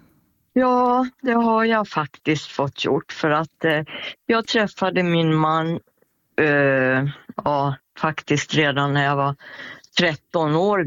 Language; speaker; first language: Swedish; native; Swedish